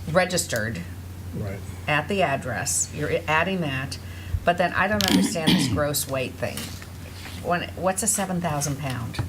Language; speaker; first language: English; native; English